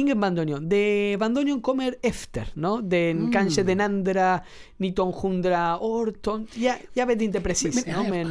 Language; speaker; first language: Swedish; non-native, learner; Spanish